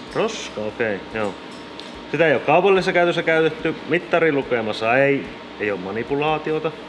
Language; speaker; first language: Finnish; native; Finnish